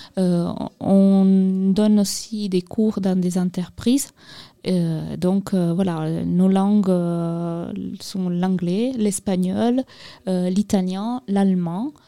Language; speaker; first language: French; non-native, fluent; Italian